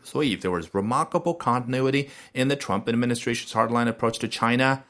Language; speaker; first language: English; non-native, fluent; Chinese